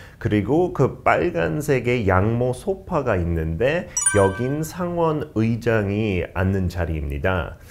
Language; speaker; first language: Korean; non-native, fluent; English